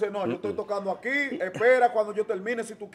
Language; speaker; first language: Spanish; native; Spanish